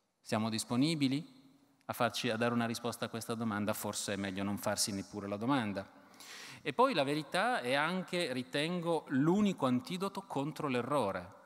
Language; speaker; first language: Italian; native; Italian